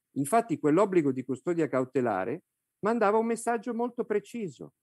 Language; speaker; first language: Italian; native; Italian